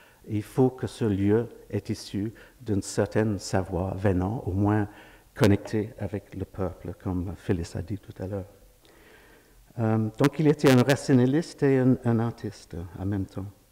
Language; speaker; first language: French; native; French